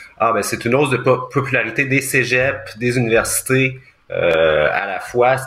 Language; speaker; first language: French; native; French